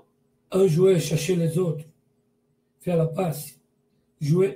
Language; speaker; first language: French; non-native, learner; Portuguese